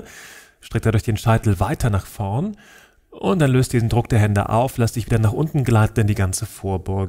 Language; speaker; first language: German; native; German